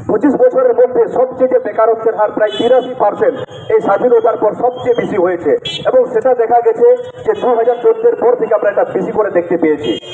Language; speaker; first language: Bangla; native; Bangla